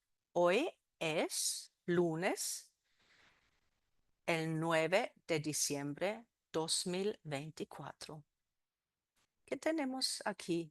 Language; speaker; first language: Spanish; non-native, fluent; German